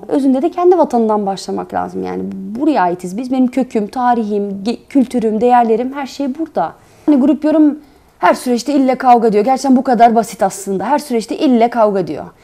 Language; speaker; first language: Turkish; early bilingual, heritage; Turkish